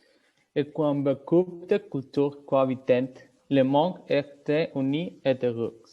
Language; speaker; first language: French; non-native, learner; Spanish